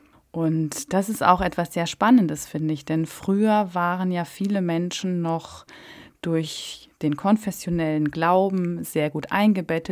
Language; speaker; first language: German; native; German